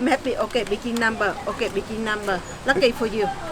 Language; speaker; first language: English; non-native, learner; Vietnamese